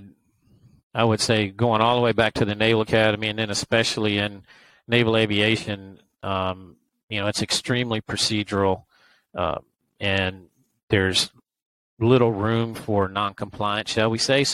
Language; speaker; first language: English; native; English